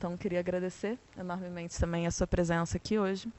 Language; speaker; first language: Portuguese; native; Portuguese